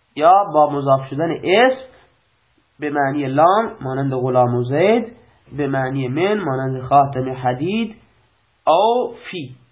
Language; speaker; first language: Persian; non-native, local second language; Baluchi